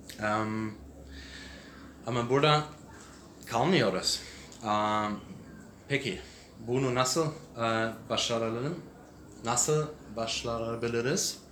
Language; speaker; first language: Turkish; non-native, learner; English